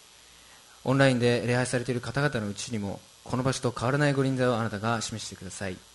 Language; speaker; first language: Japanese; native; Japanese